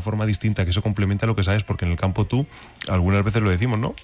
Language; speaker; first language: Spanish; native; Spanish